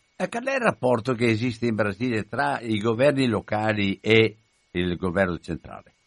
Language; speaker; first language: Italian; native; Italian